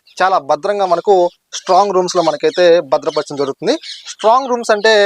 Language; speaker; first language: Telugu; native; Telugu